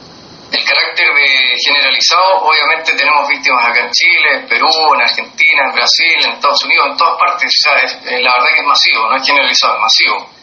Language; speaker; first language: Spanish; native; Spanish